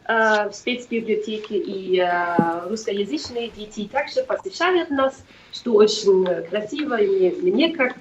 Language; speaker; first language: Russian; non-native, fluent; German